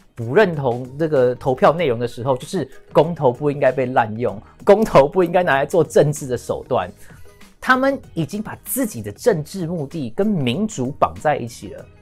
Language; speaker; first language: Chinese; early bilingual, heritage; English